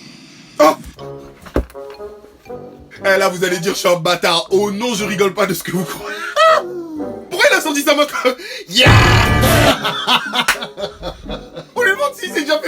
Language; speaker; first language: French; native; French